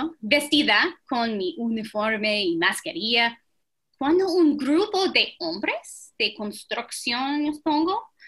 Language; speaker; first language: Spanish; non-native, fluent; English